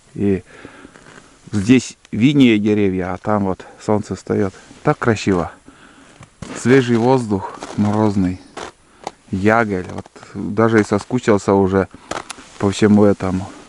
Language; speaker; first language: Russian; native; Russian